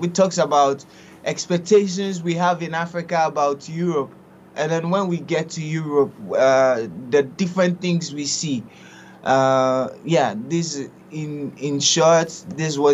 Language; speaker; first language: English; non-native, local second language; Akan